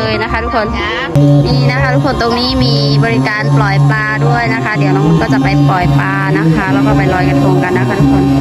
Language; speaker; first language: Thai; non-native, local second language; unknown